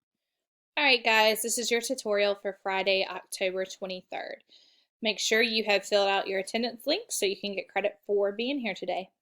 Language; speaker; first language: English; native; English